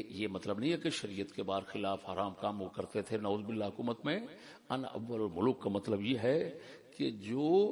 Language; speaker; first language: Urdu; non-native, local second language; Punjabi